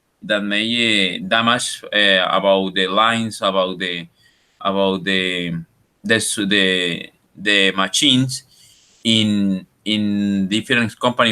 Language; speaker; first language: English; non-native, learner; Spanish